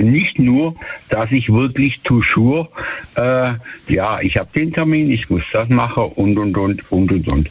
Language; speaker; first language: German; native; German